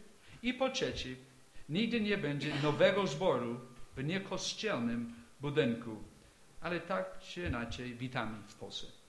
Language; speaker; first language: Polish; non-native, fluent; English